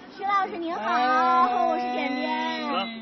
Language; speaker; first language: Chinese; native; Chinese